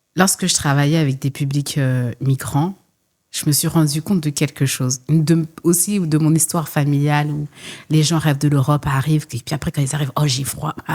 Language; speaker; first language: French; early bilingual, other home language; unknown